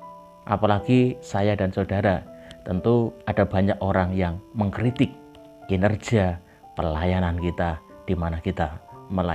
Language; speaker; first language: Indonesian; native; Indonesian